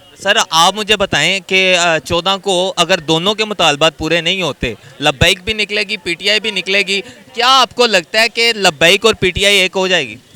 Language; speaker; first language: Urdu; native; Urdu